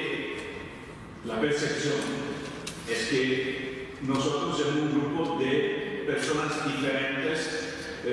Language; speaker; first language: Spanish; non-native, fluent; Italian